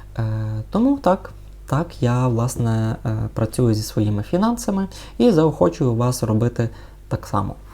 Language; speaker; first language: Ukrainian; non-native, local second language; Russian